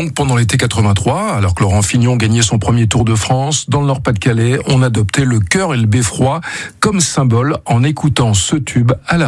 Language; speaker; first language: French; native; French